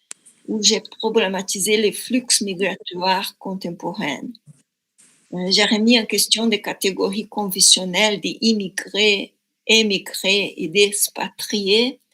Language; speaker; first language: French; non-native, fluent; Portuguese